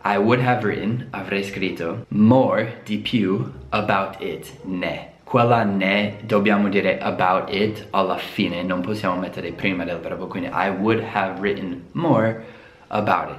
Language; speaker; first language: Italian; non-native, fluent; English